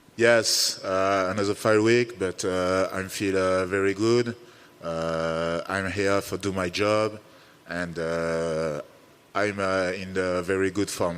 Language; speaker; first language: English; non-native, learner; French